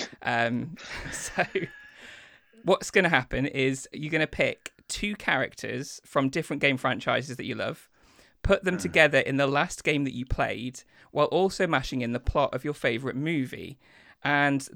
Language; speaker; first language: English; native; English